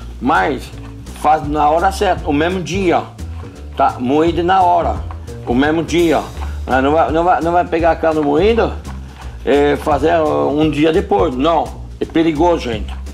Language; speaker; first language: Portuguese; non-native, fluent; French